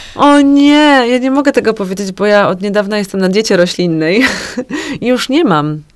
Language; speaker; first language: Polish; native; Polish